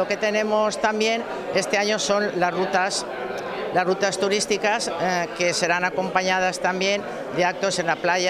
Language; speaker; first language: Spanish; non-native, local second language; Catalan